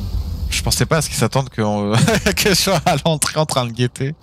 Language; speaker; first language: French; native; French